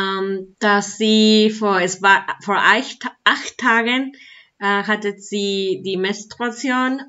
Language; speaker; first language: German; non-native, learner; Spanish